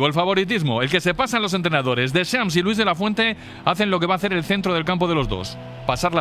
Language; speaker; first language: Spanish; native; Spanish